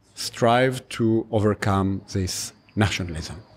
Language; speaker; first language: English; non-native, fluent; Hebrew